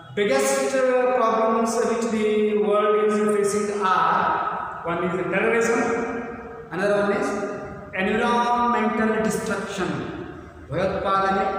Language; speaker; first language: English; non-native, local second language; Kannada